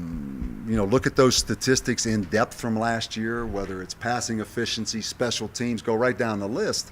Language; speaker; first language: English; native; English